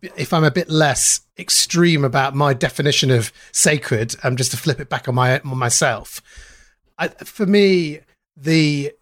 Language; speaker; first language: English; native; English